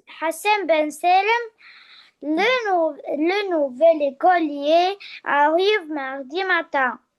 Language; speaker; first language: French; non-native, learner; Arabic